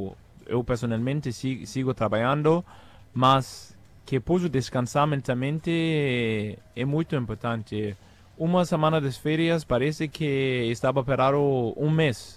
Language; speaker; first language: Portuguese; non-native, fluent; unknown